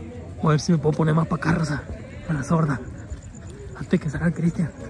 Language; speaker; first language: Spanish; native; Spanish